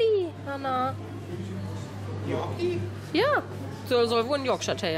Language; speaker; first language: German; native; German